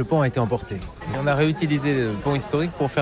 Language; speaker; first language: French; native; French